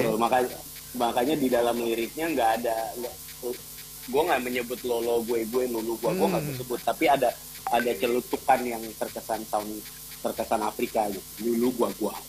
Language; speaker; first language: Indonesian; native; Indonesian